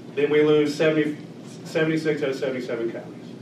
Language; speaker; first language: English; native; English